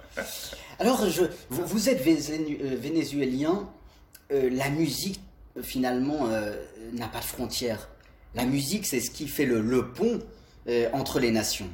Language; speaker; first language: French; native; French